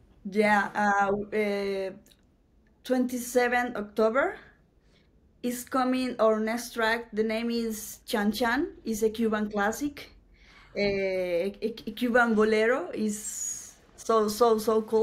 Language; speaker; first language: English; non-native, learner; Spanish